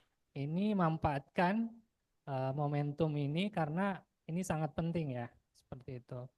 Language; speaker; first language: Indonesian; native; Indonesian